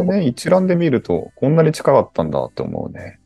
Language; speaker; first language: Japanese; native; Japanese